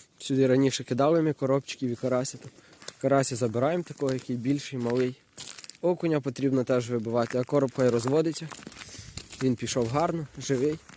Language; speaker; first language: Ukrainian; native; Ukrainian